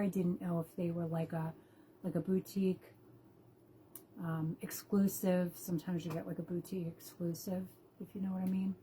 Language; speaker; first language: English; native; English